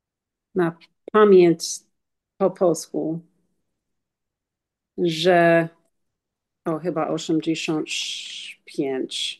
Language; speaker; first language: Polish; non-native, learner; English